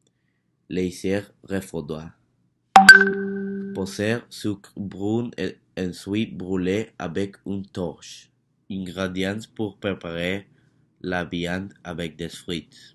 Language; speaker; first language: French; non-native, learner; Spanish